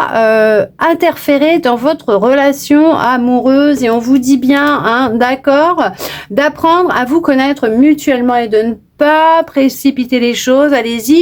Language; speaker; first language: French; native; French